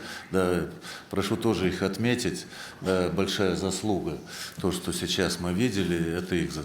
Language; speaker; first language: Russian; native; Russian